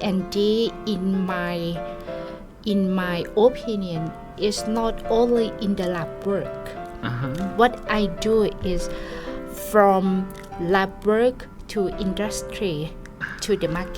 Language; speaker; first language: English; non-native, learner; Thai